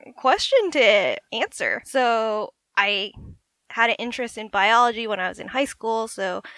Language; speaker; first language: English; native; English